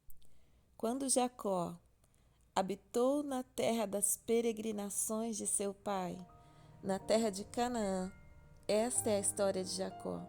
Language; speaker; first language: Portuguese; native; Portuguese